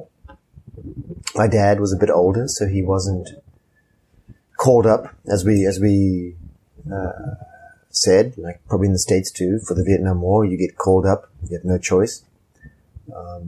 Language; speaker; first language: English; native; English